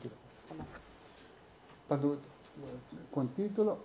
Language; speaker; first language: Italian; non-native, learner; Tibetan